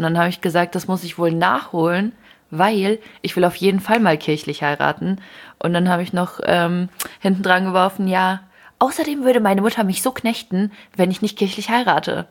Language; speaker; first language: German; early bilingual, other home language; Ukrainian